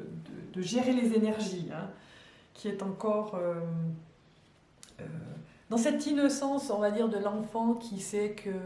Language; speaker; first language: French; native; French